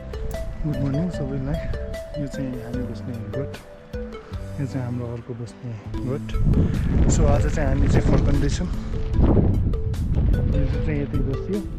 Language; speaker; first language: Nepali; non-native, local second language; Tibetan